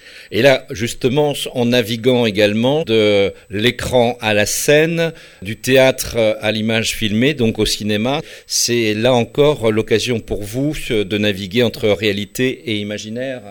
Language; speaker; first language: French; native; French